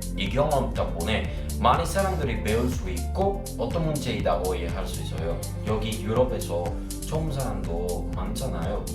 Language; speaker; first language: Korean; non-native, learner; Spanish